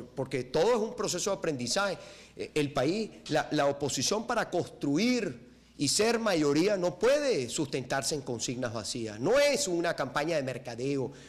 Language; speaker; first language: Spanish; native; Spanish